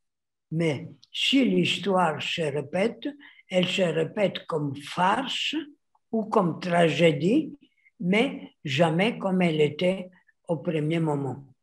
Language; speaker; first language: French; non-native, fluent; Greek